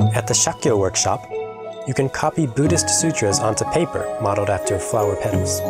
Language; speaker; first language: English; native; English